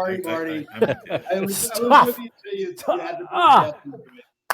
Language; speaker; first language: English; native; English